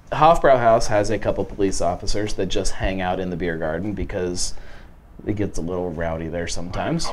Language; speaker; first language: English; native; English